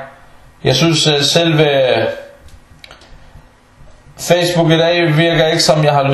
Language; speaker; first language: Danish; early bilingual, other home language; Arabic